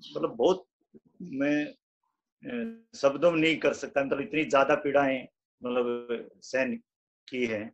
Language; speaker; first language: Hindi; native; Hindi